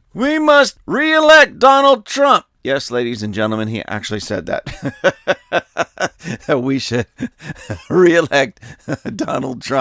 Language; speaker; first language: English; native; English